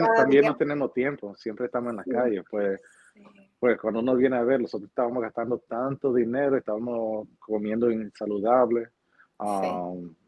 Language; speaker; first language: Spanish; early bilingual, heritage; Spanish